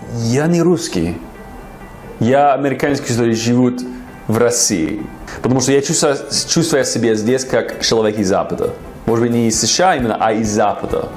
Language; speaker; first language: Russian; non-native, fluent; English